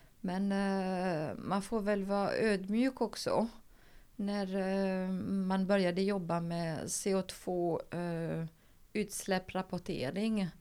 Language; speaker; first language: Swedish; non-native, fluent; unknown